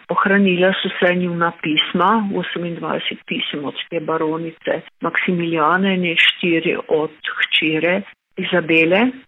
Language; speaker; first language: Slovenian; native; Slovenian